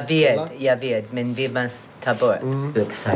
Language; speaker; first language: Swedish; non-native, learner; English